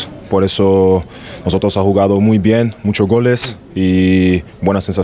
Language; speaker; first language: Spanish; non-native, fluent; German